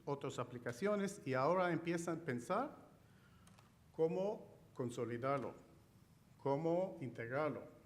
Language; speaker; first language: Spanish; non-native, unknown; Chinese